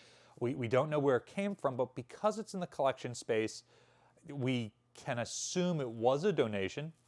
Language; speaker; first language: English; native; English